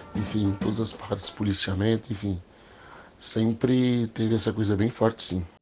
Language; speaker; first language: Portuguese; early bilingual, other home language; English